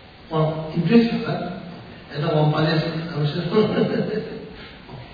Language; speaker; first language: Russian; non-native, learner; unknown